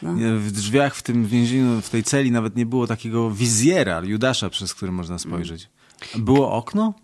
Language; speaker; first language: Russian; non-native, learner; Polish